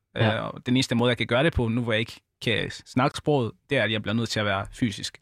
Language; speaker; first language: Danish; early bilingual, other home language; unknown